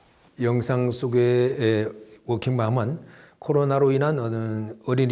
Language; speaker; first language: Korean; native; Korean